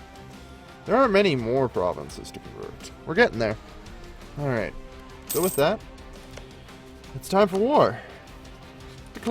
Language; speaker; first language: English; native; English